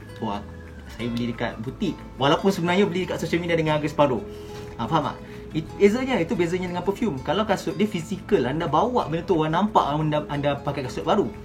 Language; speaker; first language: Malay; native; Malay